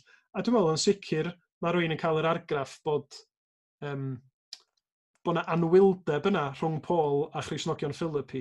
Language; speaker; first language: Welsh; native; Welsh